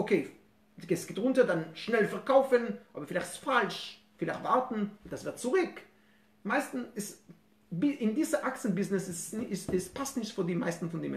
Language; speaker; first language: German; non-native, fluent; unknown